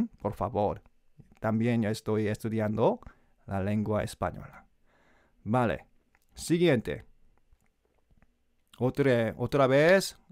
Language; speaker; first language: Spanish; non-native, learner; Korean